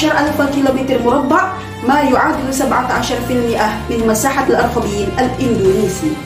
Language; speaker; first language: Arabic; non-native, learner; Indonesian